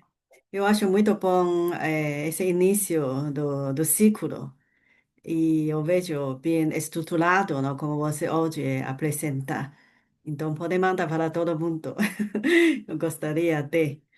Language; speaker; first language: Portuguese; non-native, learner; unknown